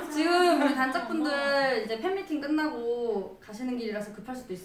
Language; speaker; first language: Korean; native; Korean